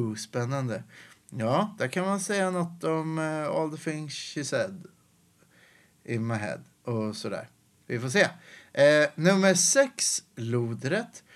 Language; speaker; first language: Swedish; native; Swedish